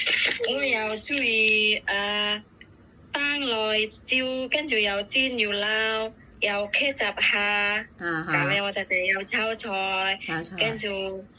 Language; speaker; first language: Cantonese; non-native, learner; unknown